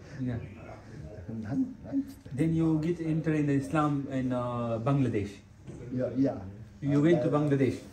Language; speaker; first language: English; non-native, learner; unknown